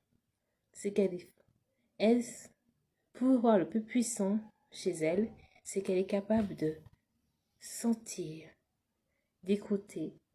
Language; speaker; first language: French; native; French